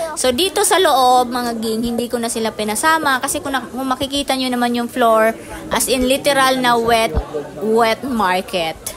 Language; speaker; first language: Filipino; non-native, local second language; Cebuano